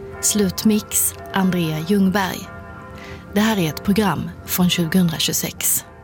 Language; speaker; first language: Swedish; native; Swedish